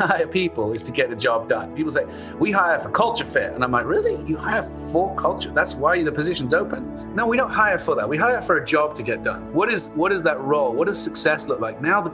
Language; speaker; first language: English; native; English